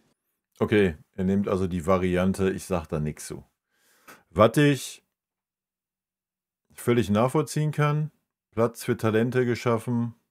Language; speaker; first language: German; native; German